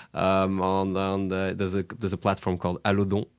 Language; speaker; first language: English; non-native, fluent; French